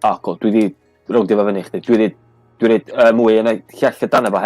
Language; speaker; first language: Welsh; native; Welsh